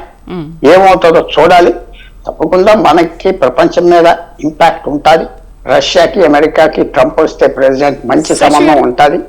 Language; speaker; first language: Telugu; native; Telugu